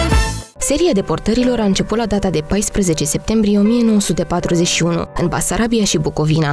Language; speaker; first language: Romanian; native; Romanian